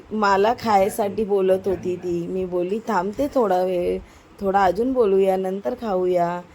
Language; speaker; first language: Marathi; non-native, local second language; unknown